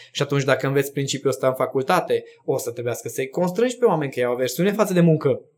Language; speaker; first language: Romanian; non-native, local second language; Hungarian